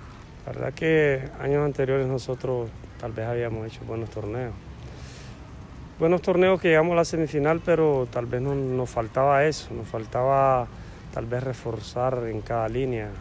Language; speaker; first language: Spanish; native; Spanish